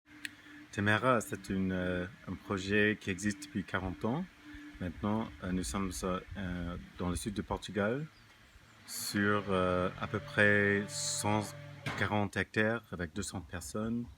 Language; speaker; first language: French; non-native, fluent; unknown